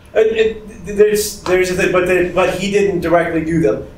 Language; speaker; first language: English; native; English